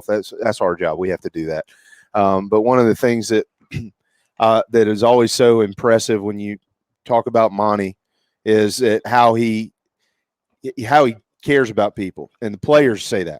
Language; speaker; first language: English; native; English